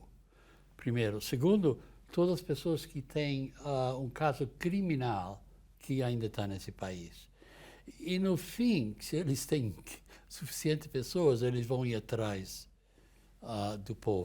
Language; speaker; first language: Portuguese; non-native, fluent; English